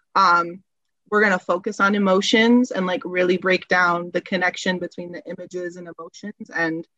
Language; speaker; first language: English; early bilingual, other home language; Spanish